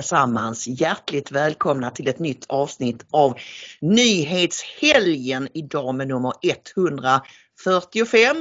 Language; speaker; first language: Swedish; native; Swedish